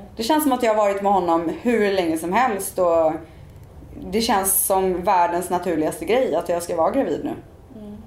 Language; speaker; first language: Swedish; native; Swedish